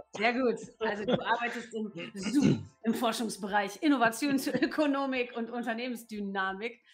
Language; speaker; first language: German; native; German